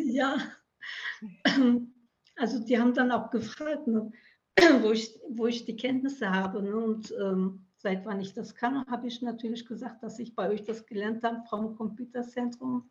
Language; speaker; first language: German; early bilingual, other home language; Turkish